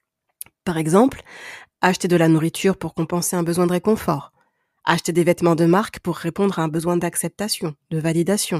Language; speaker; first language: French; native; French